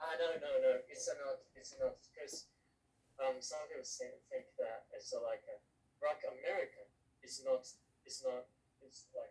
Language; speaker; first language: English; non-native, learner; Korean